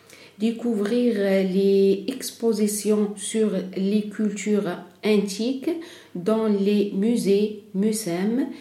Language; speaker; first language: French; non-native, learner; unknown